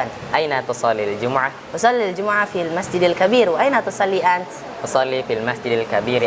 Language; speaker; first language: Arabic; non-native, learner; Indonesian